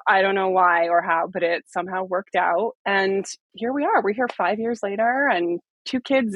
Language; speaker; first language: English; native; English